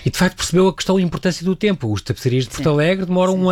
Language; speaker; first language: Portuguese; native; Portuguese